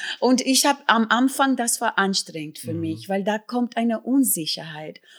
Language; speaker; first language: German; non-native, fluent; English